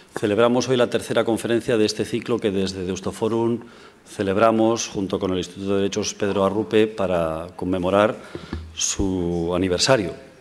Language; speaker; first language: Spanish; native; Spanish